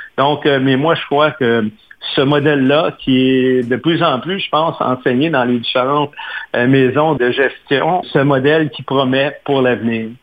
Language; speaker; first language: French; native; French